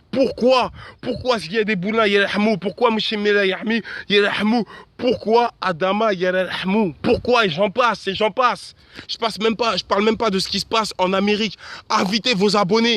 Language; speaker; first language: French; native; French